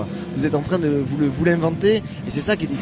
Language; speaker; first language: French; native; French